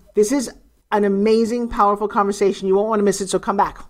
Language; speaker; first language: English; native; English